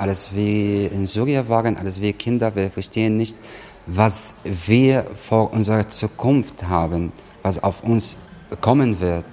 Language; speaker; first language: German; non-native, fluent; Arabic